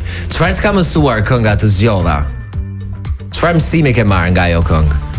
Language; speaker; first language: Albanian; native; Albanian